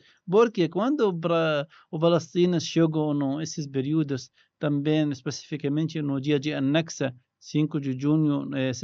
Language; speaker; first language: Portuguese; non-native, learner; Arabic